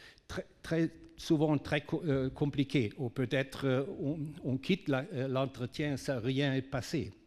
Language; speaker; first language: French; non-native, fluent; German